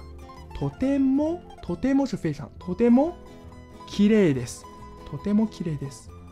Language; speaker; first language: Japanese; non-native, fluent; Chinese